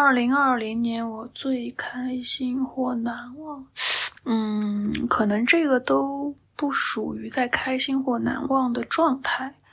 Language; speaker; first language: Chinese; native; Chinese